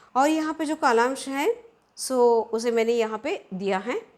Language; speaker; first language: Hindi; non-native, local second language; Telugu